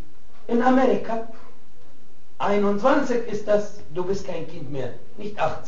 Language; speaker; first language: German; non-native, fluent; Arabic